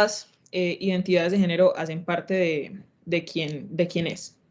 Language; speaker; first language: Spanish; native; Spanish